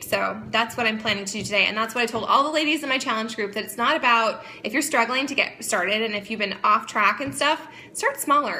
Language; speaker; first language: English; native; English